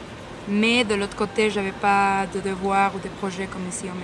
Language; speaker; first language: French; non-native, fluent; Spanish